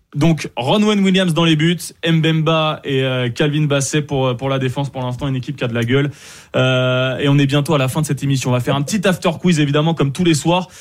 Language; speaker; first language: French; native; French